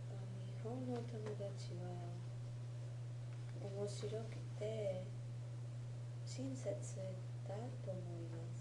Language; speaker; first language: Japanese; non-native, learner; English